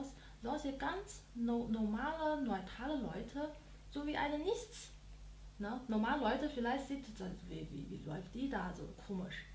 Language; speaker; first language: German; non-native, learner; Chinese